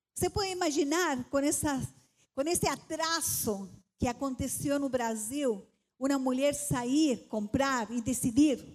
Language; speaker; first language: Portuguese; non-native, fluent; Spanish